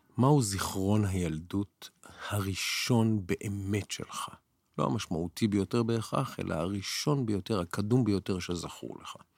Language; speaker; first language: Hebrew; native; Hebrew